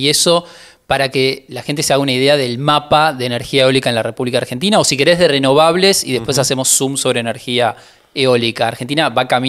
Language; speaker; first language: Spanish; native; Spanish